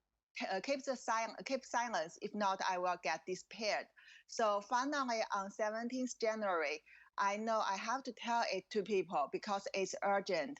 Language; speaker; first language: English; non-native, fluent; Chinese